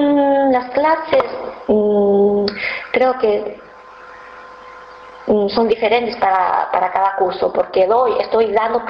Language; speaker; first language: Spanish; non-native, fluent; Chinese